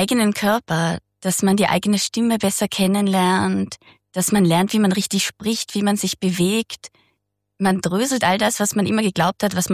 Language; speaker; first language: German; native; German